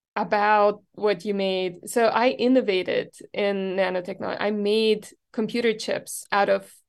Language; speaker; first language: English; non-native, fluent; German